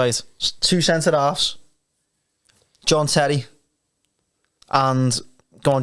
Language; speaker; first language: English; native; English